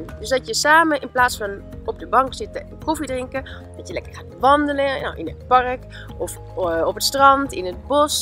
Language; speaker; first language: Dutch; native; Dutch